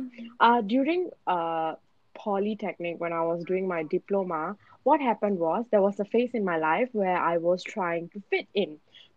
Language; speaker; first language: English; native; English